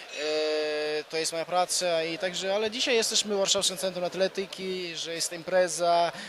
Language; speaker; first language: Polish; non-native, fluent; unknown